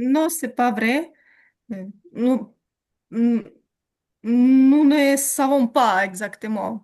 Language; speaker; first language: French; non-native, learner; Ukrainian